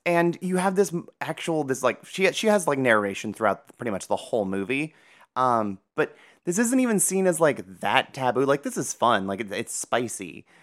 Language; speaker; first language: English; native; English